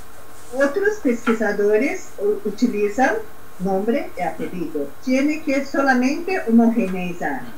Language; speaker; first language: Spanish; non-native, learner; Portuguese